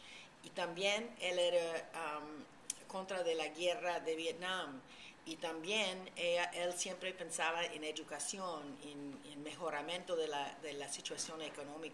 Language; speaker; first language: Spanish; early bilingual, heritage; Spanish